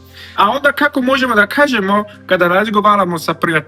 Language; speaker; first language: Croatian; non-native, fluent; Korean